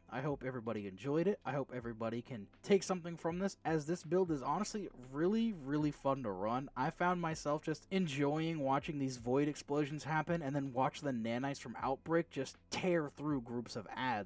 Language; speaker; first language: English; native; English